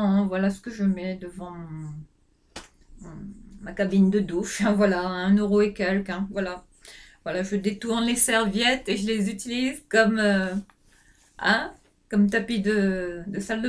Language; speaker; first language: French; native; French